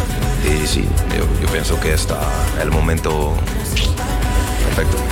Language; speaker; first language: Spanish; non-native, learner; French